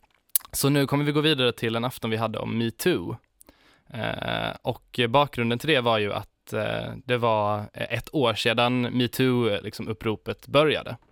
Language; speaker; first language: Swedish; native; Swedish